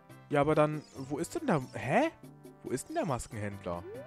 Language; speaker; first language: German; native; German